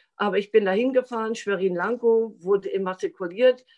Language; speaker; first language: German; native; German